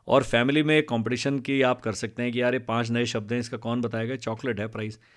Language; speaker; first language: Hindi; non-native, local second language; Punjabi